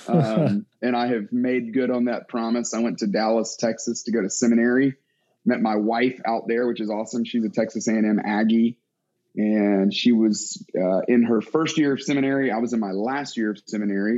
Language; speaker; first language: English; native; English